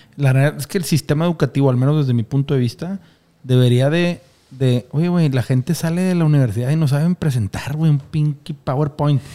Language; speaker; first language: Spanish; native; Spanish